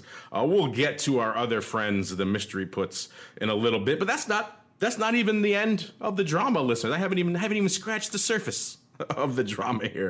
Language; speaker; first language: English; native; English